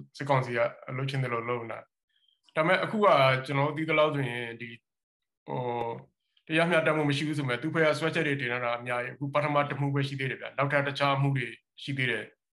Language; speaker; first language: Burmese; native; Burmese